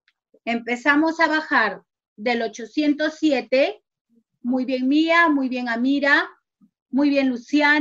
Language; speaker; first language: Spanish; native; Spanish